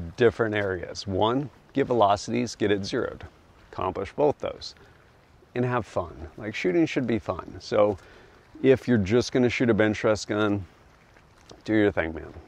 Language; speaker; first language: English; native; English